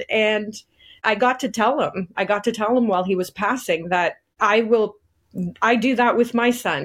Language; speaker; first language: English; native; English